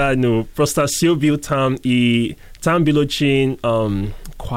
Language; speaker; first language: Russian; non-native, learner; English